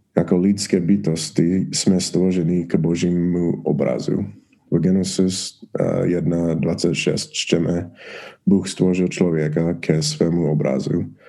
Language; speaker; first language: Czech; non-native, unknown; English